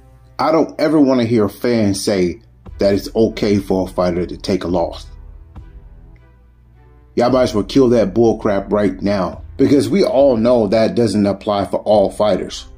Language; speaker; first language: English; native; English